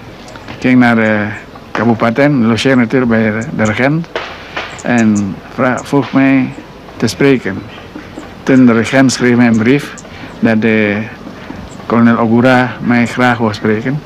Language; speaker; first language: Dutch; non-native, local second language; Indonesian